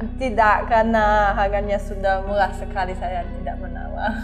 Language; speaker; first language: Indonesian; non-native, learner; German